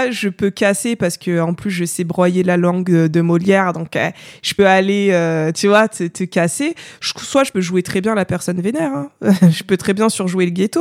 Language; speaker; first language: French; native; French